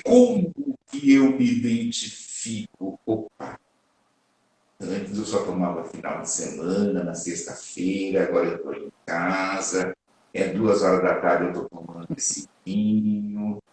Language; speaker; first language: Portuguese; native; Portuguese